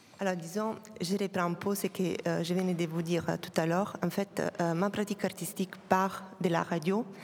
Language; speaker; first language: French; non-native, fluent; Italian